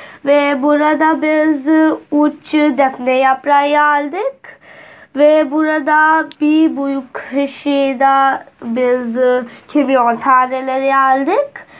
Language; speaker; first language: Turkish; non-native, learner; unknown